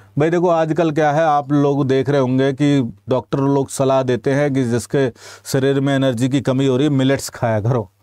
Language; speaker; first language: Hindi; native; Hindi